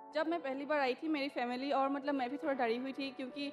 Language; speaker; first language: Hindi; non-native, local second language; Assamese